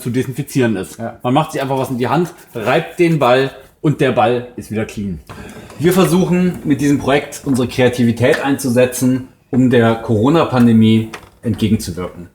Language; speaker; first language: German; native; German